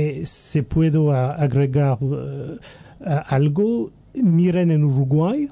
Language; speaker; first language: Spanish; non-native, learner; French